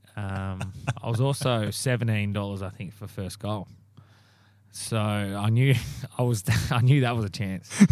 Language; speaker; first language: English; native; English